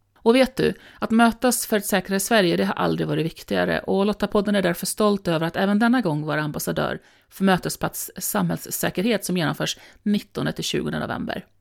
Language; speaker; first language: Swedish; native; Swedish